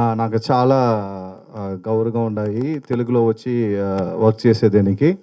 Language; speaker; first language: Telugu; non-native, learner; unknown